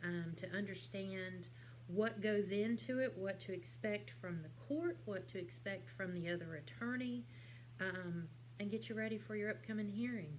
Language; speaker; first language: English; native; English